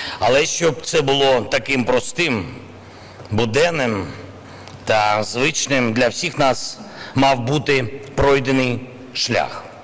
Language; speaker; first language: Ukrainian; non-native, local second language; Russian